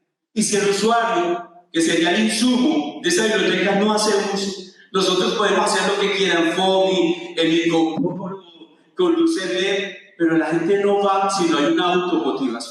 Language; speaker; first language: Spanish; native; Spanish